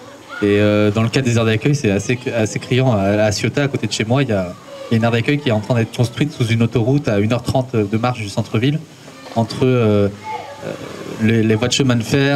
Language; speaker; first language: French; native; French